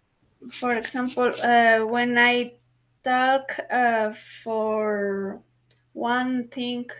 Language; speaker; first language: English; non-native, learner; Spanish